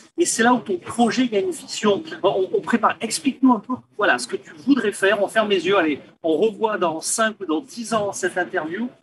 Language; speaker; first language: French; native; French